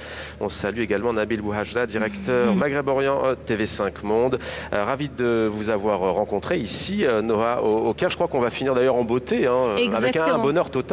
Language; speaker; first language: French; native; French